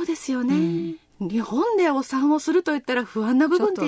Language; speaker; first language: Japanese; native; Japanese